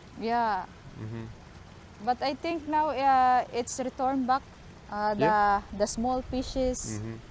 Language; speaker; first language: English; non-native, local second language; Cebuano